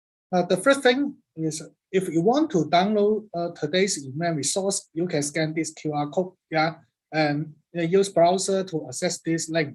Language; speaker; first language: English; non-native, learner; Cantonese